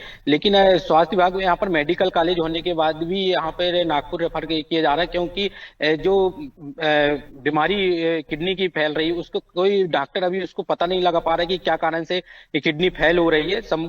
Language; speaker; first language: Hindi; native; Hindi